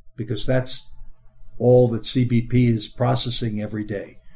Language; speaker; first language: English; native; English